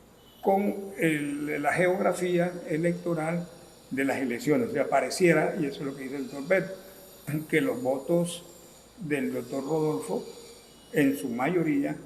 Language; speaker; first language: Spanish; native; Spanish